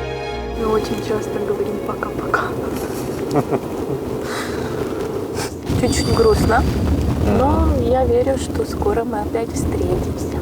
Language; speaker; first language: Russian; non-native, local second language; Ukrainian